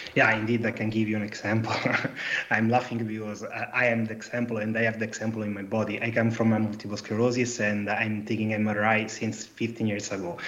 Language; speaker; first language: English; non-native, fluent; Italian